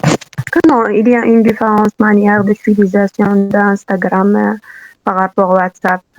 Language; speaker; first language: French; non-native, learner; Arabic